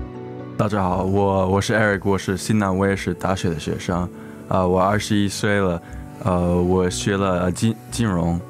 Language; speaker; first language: Chinese; early bilingual, heritage; English